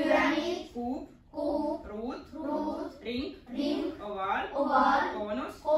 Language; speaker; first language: Estonian; non-native, local second language; Russian